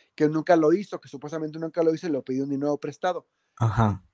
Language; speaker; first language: Spanish; native; Spanish